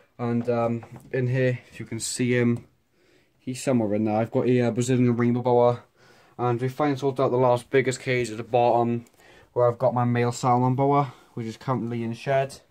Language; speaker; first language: English; native; English